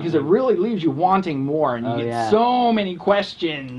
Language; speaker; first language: English; native; English